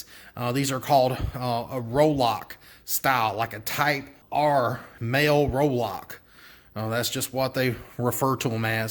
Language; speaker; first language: English; native; English